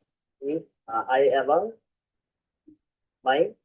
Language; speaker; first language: English; non-native, learner; Bangla